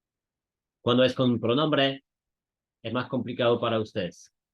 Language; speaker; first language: Spanish; non-native, fluent; French